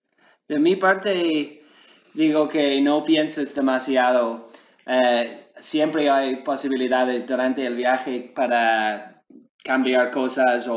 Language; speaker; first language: Spanish; non-native, learner; English